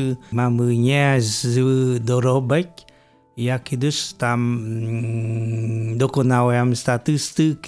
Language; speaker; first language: Polish; non-native, fluent; Vietnamese